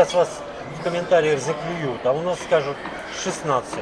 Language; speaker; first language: Russian; native; Russian